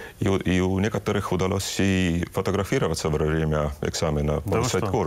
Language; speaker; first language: Russian; non-native, local second language; Estonian